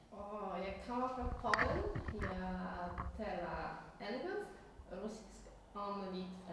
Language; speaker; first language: Danish; non-native, learner; Polish